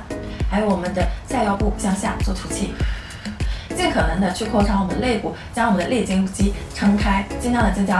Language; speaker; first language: Chinese; native; Chinese